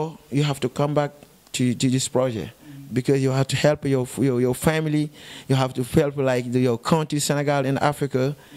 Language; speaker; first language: English; non-native, learner; Wolof